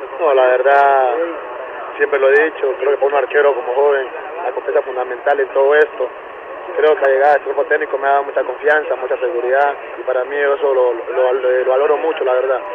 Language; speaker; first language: Spanish; native; Spanish